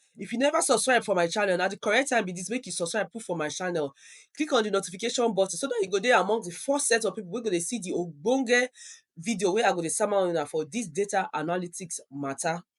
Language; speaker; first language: Nigerian Pidgin; non-native, local second language; Yoruba